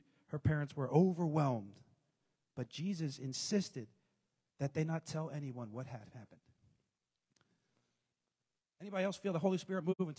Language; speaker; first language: English; native; English